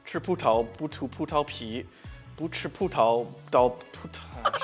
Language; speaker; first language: Chinese; non-native, fluent; English